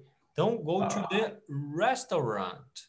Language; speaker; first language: English; non-native, fluent; Portuguese